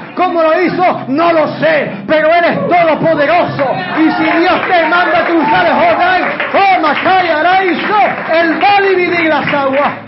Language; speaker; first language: Spanish; native; Spanish